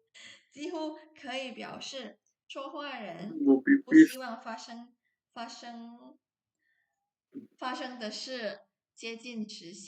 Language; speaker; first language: Chinese; non-native, fluent; Indonesian